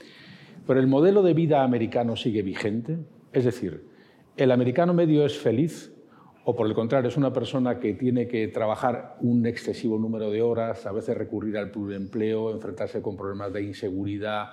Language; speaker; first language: Spanish; native; Spanish